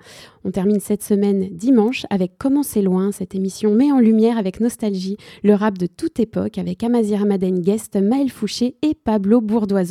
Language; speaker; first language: French; native; French